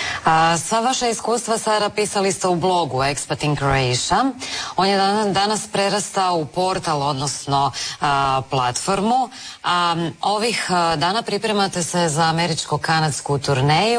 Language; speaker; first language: Serbian; native; Serbian